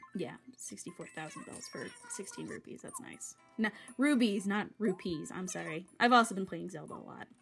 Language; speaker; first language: English; native; English